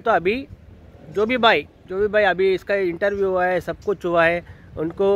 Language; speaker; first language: Hindi; non-native, local second language; Telugu